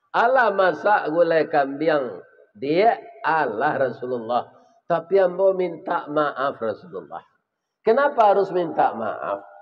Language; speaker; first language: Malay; non-native, local second language; Minangkabau